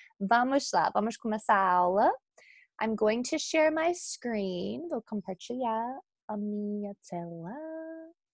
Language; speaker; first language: Portuguese; non-native, fluent; English